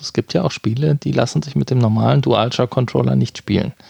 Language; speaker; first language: German; native; German